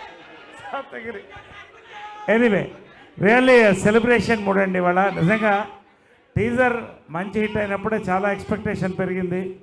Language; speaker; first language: Telugu; native; Telugu